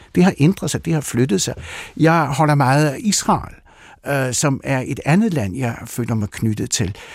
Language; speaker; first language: Danish; early bilingual, other home language; Russian